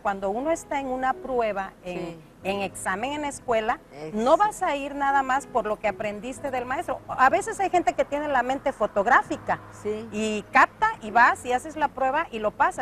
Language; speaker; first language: Spanish; native; Spanish